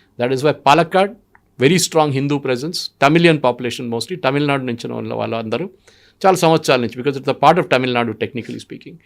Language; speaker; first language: Telugu; non-native, local second language; Malayalam